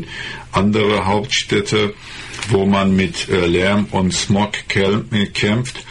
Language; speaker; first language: German; non-native, fluent; Persian